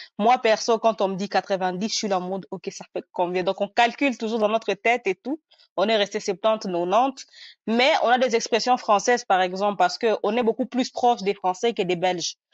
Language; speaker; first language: French; non-native, local second language; Nande